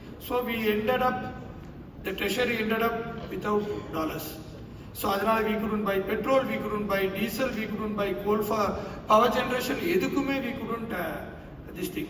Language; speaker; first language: English; non-native, local second language; Tamil